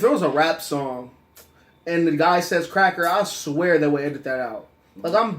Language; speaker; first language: English; native; English